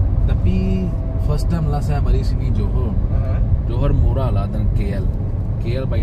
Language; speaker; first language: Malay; non-native, local second language; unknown